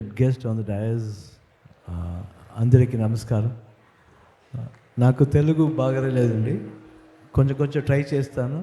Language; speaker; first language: Telugu; non-native, learner; Kannada